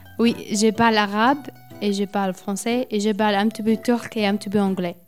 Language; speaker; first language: French; non-native, learner; Arabic